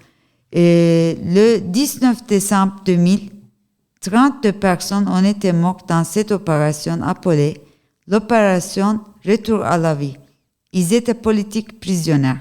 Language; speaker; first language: French; non-native, learner; Turkish